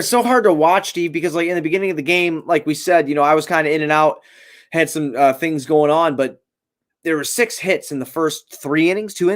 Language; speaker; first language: English; native; English